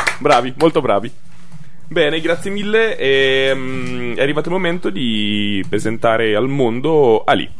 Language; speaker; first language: Italian; native; Italian